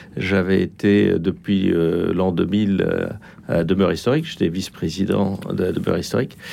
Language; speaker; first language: French; native; French